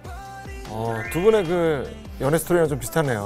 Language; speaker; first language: Korean; native; Korean